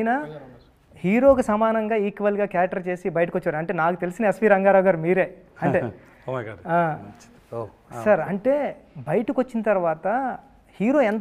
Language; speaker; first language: Telugu; native; Telugu